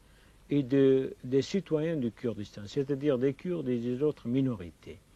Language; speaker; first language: French; non-native, fluent; Kurdish